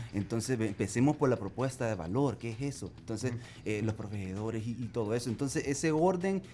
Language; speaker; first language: Spanish; native; Spanish